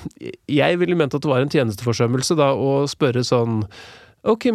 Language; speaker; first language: Norwegian; native; Norwegian